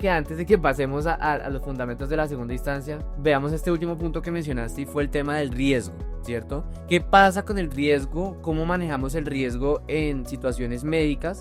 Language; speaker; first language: Spanish; native; Spanish